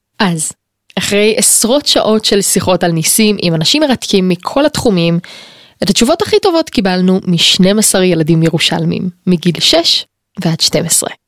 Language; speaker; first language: Hebrew; native; Hebrew